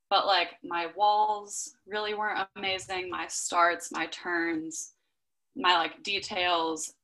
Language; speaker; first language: English; native; English